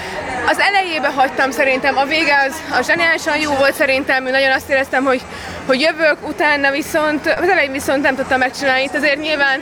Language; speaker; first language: Hungarian; native; Hungarian